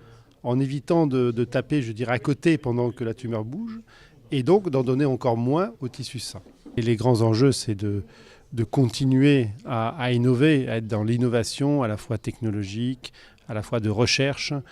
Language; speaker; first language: French; native; French